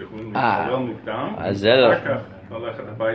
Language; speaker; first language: Hebrew; non-native, fluent; English